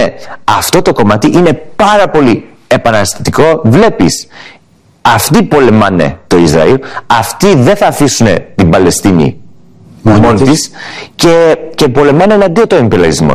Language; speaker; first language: Greek; early bilingual, heritage; Greek